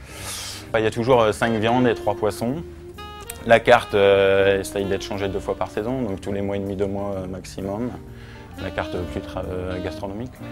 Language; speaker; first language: French; native; French